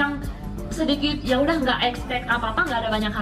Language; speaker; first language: Indonesian; non-native, fluent; Spanish